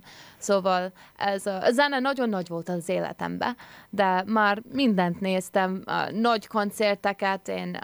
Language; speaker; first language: Hungarian; early bilingual, heritage; English